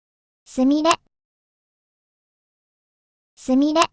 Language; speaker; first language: Japanese; native; Japanese